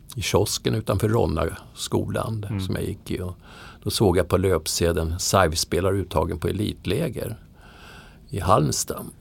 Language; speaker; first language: Swedish; native; Swedish